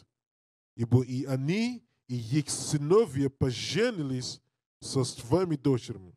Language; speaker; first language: Russian; non-native, learner; English